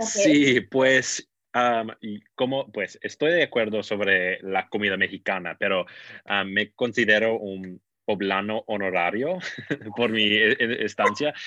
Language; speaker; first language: Spanish; non-native, fluent; English